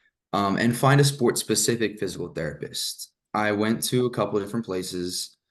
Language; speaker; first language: English; native; English